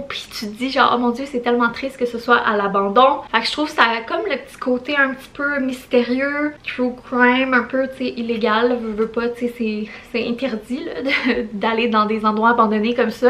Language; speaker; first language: French; native; French